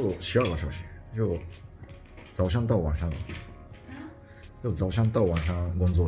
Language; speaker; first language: Chinese; non-native, fluent; Japanese